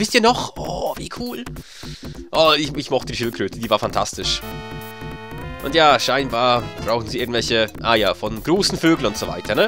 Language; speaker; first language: German; native; German